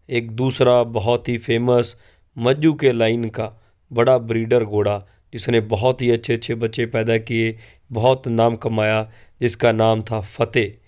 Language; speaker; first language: Hindi; non-native, local second language; Punjabi